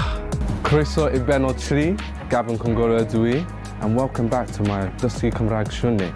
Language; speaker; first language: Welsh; non-native, learner; English